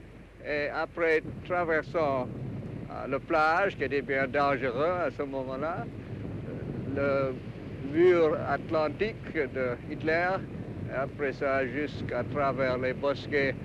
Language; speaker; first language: French; non-native, fluent; English